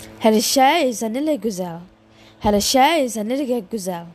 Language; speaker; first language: Turkish; non-native, learner; Indonesian